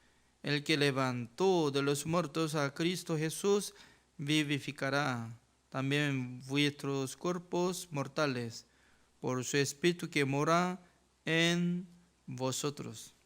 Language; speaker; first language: Spanish; non-native, fluent; Korean